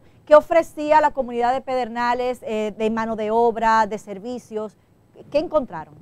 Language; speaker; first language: Spanish; native; Spanish